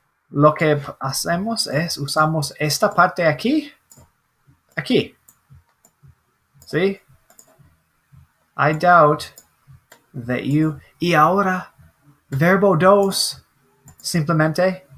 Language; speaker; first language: Spanish; non-native, fluent; English